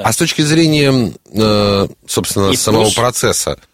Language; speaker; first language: Russian; native; Russian